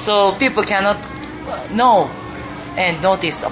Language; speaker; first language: English; non-native, fluent; Japanese